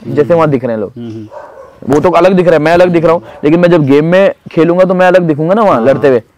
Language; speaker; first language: Hindi; native; Hindi